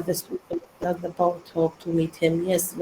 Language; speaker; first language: English; non-native, learner; Arabic